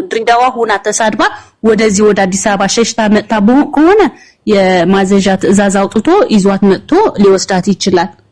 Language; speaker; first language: Amharic; non-native, local second language; Tigrinya